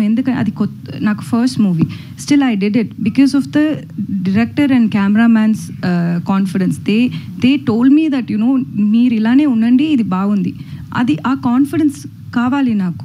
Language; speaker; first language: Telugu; non-native, learner; Tamil